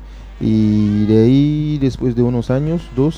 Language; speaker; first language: Spanish; non-native, fluent; Haitian Creole